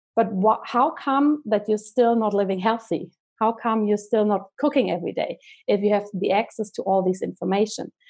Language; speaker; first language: English; non-native, fluent; German